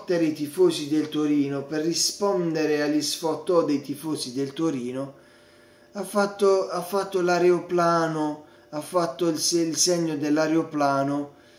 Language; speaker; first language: Italian; native; Italian